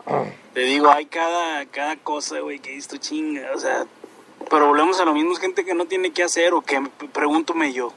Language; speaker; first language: Spanish; native; Spanish